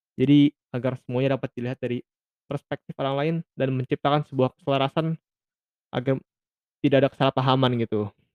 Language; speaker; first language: Indonesian; native; Indonesian